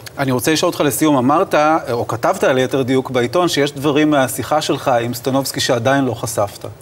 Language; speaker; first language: Hebrew; native; Hebrew